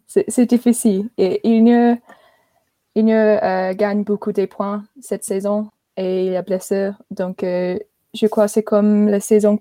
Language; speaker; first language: French; non-native, learner; English